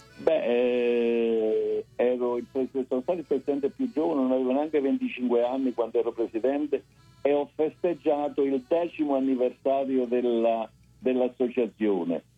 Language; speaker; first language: Italian; early bilingual, heritage; Italian